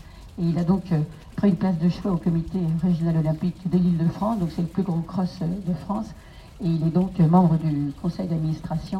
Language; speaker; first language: French; native; French